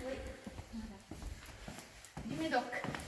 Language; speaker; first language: French; native; French